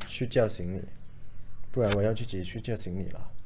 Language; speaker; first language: Chinese; non-native, learner; Thai